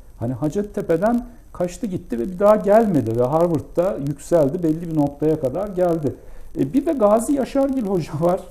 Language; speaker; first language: Turkish; native; Turkish